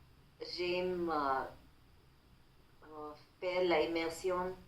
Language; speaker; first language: French; non-native, learner; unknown